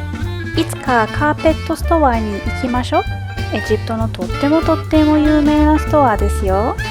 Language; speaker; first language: Japanese; non-native, fluent; Arabic